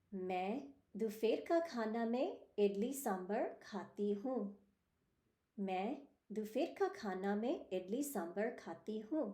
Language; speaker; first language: Hindi; early bilingual, heritage; Hindi